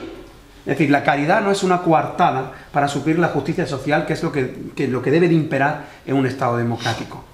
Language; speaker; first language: Spanish; native; Spanish